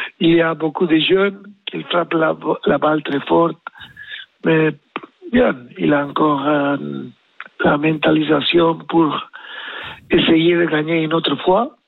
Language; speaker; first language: French; non-native, learner; Spanish